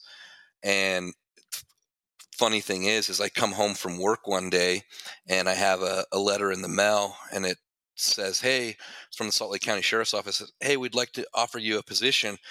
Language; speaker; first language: English; native; English